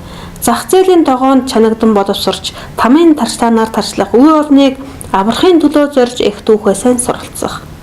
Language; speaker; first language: Mongolian; native; Mongolian